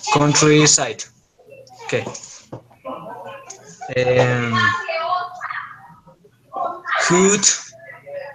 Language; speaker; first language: English; non-native, learner; Spanish